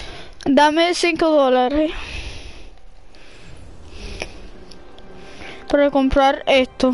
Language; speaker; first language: Spanish; early bilingual, heritage; English